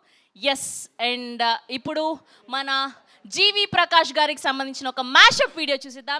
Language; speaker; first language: Telugu; native; Telugu